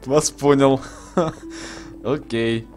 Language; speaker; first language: Russian; native; Russian